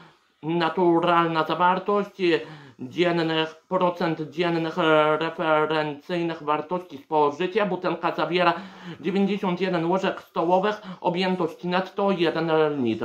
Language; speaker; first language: Polish; native; Polish